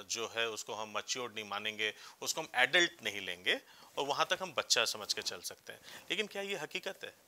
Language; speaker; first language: Hindi; native; Hindi